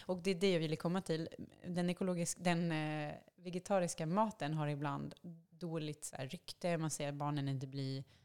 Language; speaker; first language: Swedish; non-native, fluent; French